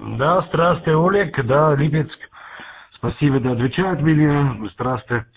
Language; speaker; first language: Russian; non-native, learner; German